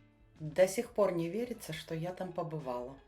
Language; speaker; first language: Russian; native; Russian